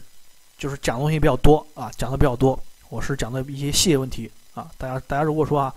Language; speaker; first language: Chinese; native; Chinese